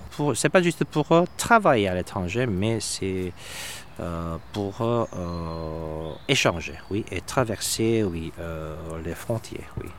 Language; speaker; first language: French; non-native, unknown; Korean